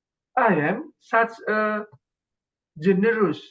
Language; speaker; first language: English; non-native, learner; Indonesian